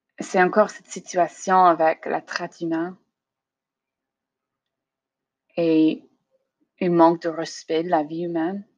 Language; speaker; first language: French; non-native, learner; English